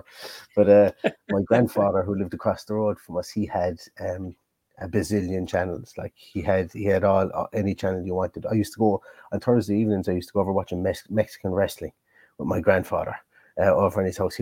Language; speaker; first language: English; native; English